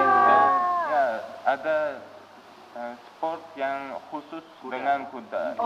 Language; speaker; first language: Indonesian; non-native, learner; Uzbek